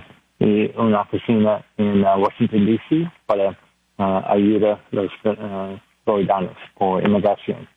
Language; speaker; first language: Spanish; non-native, learner; English